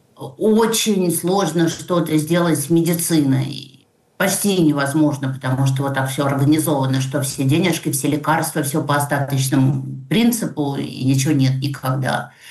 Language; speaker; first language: Russian; native; Russian